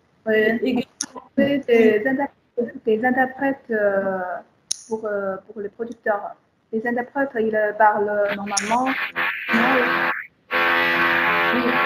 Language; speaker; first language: French; non-native, fluent; Chinese